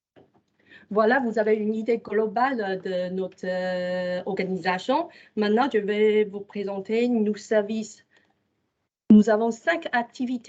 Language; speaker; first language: French; non-native, fluent; Chinese